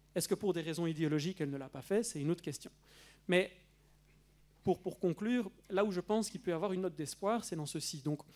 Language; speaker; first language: French; native; French